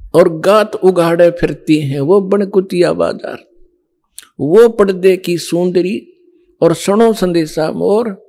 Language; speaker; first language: Hindi; native; Hindi